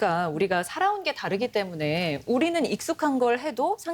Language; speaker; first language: Korean; native; Korean